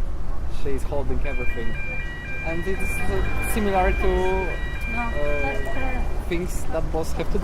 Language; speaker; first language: English; non-native, learner; Polish